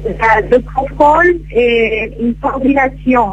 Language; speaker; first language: French; non-native, fluent; Kurdish